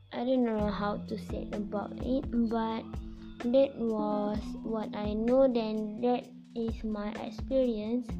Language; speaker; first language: English; non-native, local second language; Malay